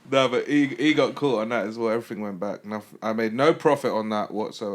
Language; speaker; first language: English; native; English